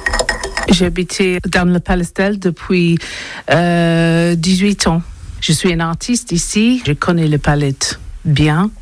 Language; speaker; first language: French; non-native, learner; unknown